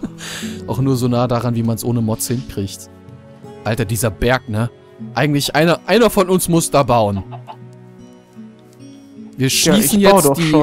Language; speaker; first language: German; native; German